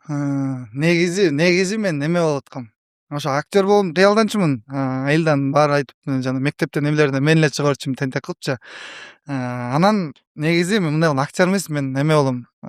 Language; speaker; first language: Kyrgyz; native; Kyrgyz